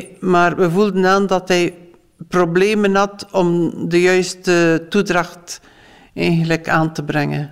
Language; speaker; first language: Dutch; native; Dutch